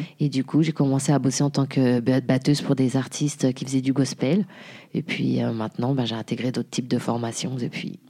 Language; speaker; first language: French; early bilingual, other home language; Haitian Creole